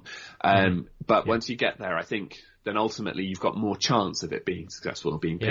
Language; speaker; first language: English; native; English